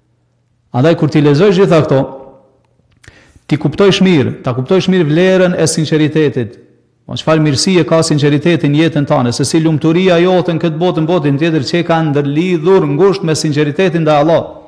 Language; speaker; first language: Albanian; native; Albanian